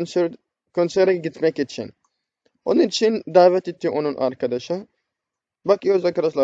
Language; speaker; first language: Turkish; non-native, fluent; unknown